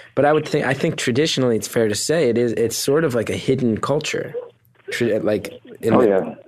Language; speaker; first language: English; native; English